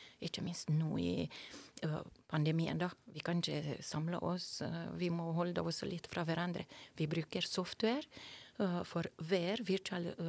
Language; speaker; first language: Norwegian; non-native, fluent; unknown